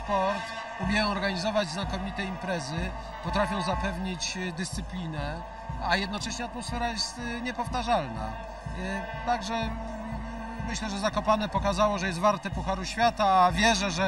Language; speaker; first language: Polish; native; Polish